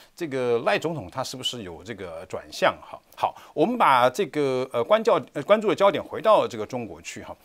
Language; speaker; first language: Chinese; native; Chinese